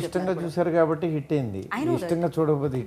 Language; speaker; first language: Telugu; native; Telugu